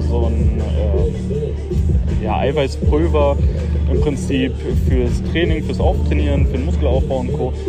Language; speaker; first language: German; native; German